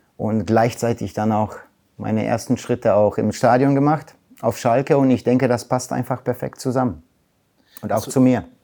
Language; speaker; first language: German; early bilingual, other home language; Polish